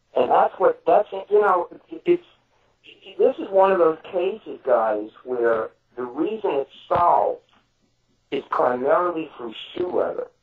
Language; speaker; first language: English; native; English